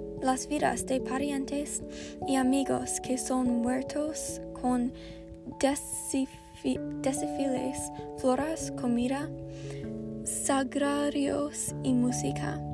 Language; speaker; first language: Spanish; non-native, learner; English